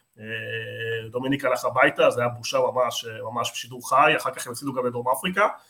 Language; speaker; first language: Hebrew; non-native, fluent; Spanish